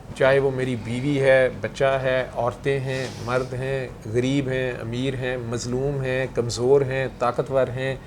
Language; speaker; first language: Urdu; non-native, local second language; Punjabi